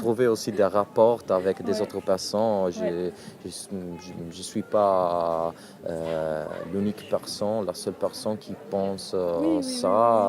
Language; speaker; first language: French; non-native, fluent; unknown